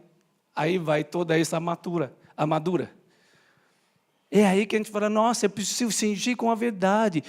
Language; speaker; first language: Portuguese; native; Portuguese